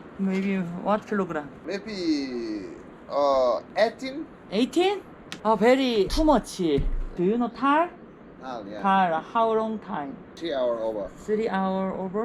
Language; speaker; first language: English; non-native, learner; Korean